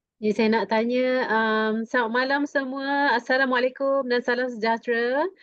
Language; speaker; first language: Malay; native; Malay